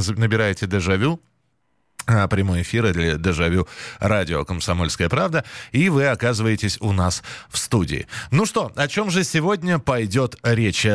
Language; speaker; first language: Russian; native; Russian